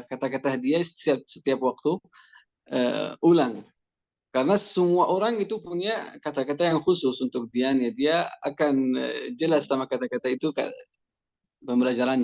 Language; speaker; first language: Indonesian; non-native, learner; Persian